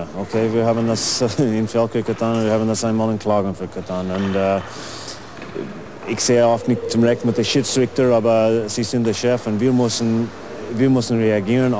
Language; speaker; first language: German; non-native, learner; English